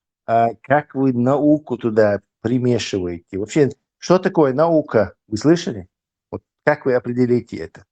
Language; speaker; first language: Russian; non-native, local second language; Chechen